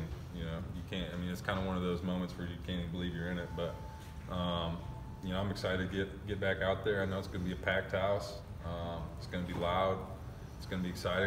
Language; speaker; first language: English; native; English